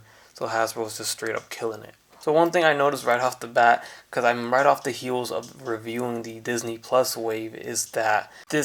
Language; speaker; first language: English; native; English